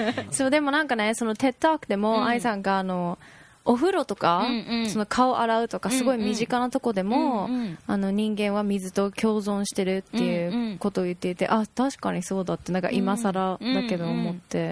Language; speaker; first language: Japanese; native; Japanese